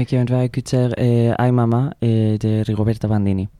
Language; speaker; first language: French; non-native, learner; Spanish